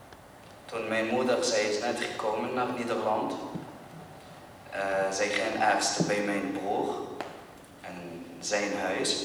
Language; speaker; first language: Dutch; non-native, learner; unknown